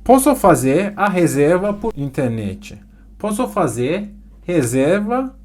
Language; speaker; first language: Portuguese; non-native, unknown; Turkish